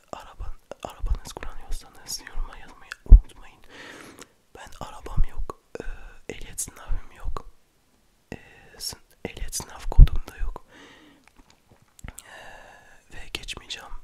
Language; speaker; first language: Turkish; early bilingual, heritage; French